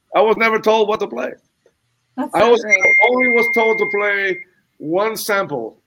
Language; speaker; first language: English; non-native, fluent; Spanish